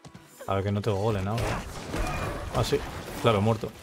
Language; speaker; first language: Spanish; native; Spanish